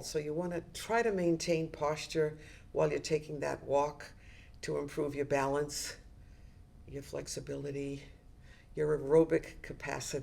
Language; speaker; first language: English; native; English